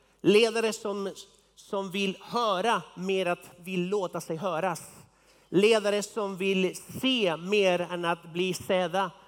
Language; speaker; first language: Swedish; non-native, fluent; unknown